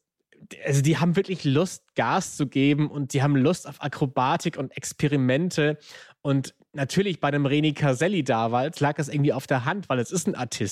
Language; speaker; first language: German; native; German